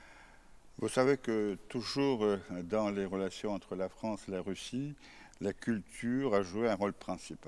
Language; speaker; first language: French; non-native, fluent; Russian